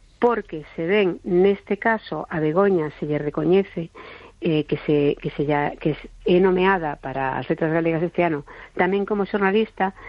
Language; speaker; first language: Galician; non-native, local second language; Spanish